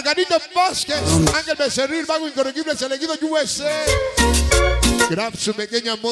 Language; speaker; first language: Spanish; native; Spanish